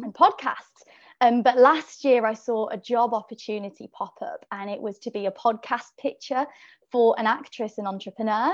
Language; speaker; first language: English; native; English